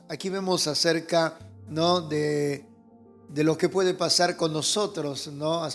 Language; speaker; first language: Spanish; native; Spanish